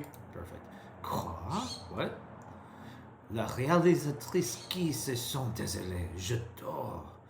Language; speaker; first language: French; non-native, learner; English